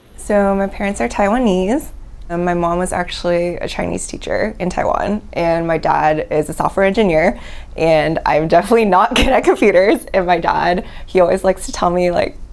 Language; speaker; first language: English; native; English